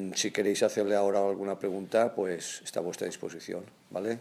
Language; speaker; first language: Spanish; non-native, local second language; Catalan